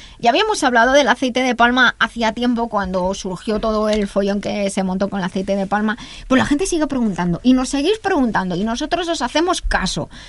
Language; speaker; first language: Spanish; native; Spanish